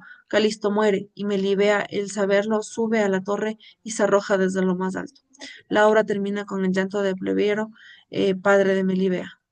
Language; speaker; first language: Spanish; native; Spanish